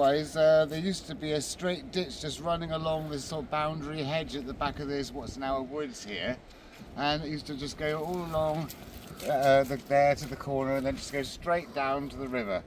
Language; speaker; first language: English; native; English